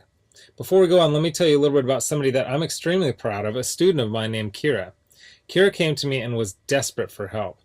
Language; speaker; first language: English; native; English